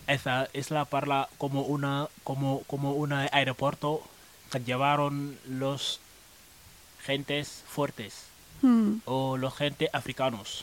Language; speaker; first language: Spanish; non-native, learner; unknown